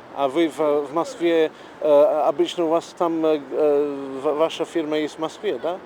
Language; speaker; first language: Russian; non-native, learner; English